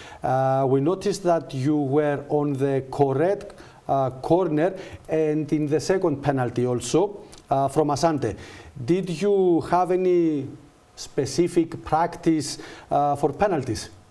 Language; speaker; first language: English; non-native, fluent; Greek